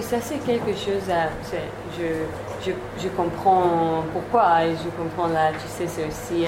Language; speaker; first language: French; non-native, learner; Hebrew